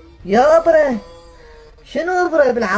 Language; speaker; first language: Arabic; native; Arabic